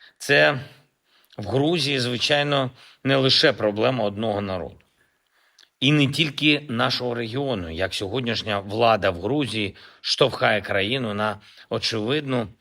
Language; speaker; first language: Ukrainian; non-native, local second language; Russian